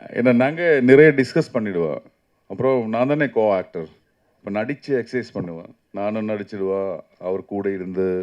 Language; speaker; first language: Tamil; non-native, learner; Malayalam